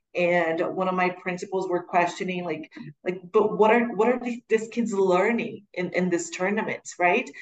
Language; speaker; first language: English; non-native, fluent; Portuguese